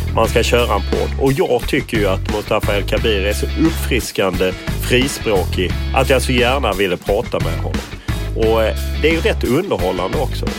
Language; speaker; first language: Swedish; native; Swedish